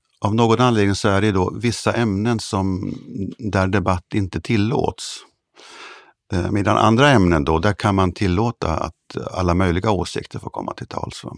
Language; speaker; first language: Swedish; native; Swedish